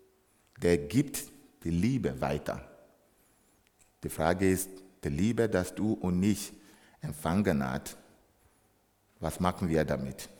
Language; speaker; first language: German; non-native, fluent; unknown